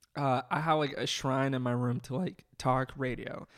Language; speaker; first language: English; native; English